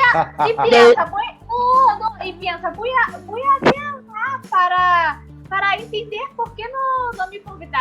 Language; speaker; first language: Spanish; non-native, learner; Portuguese